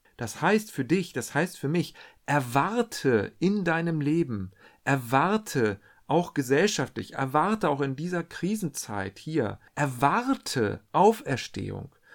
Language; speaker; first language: German; native; German